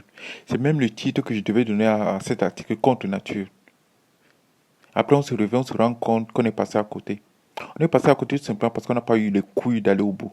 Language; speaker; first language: French; native; French